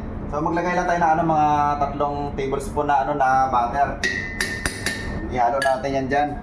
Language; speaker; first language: Filipino; native; Filipino